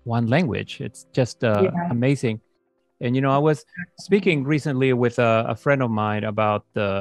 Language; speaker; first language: English; native; English